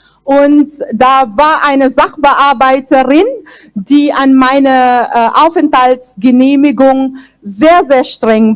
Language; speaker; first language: German; non-native, fluent; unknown